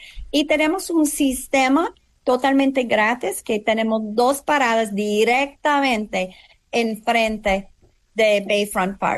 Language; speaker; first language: Spanish; non-native, fluent; English